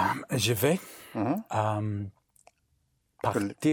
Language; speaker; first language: French; non-native, learner; English